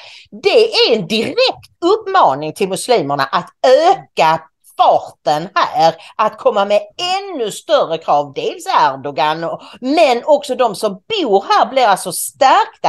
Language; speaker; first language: Swedish; native; Swedish